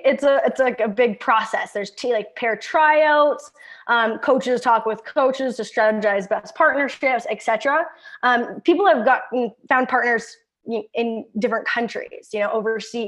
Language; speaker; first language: English; native; English